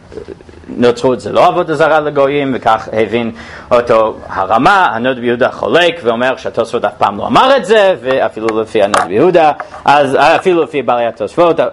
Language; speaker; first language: Hebrew; non-native, fluent; English